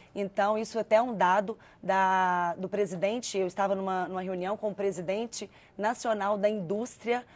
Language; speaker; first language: Portuguese; native; Portuguese